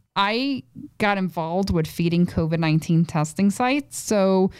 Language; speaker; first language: English; native; English